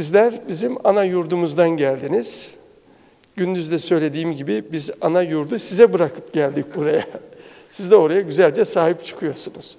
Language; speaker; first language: Turkish; native; Turkish